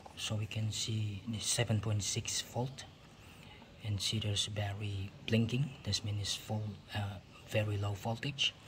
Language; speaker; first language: English; non-native, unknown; Indonesian